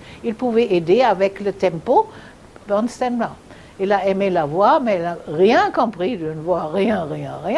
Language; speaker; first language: French; non-native, fluent; German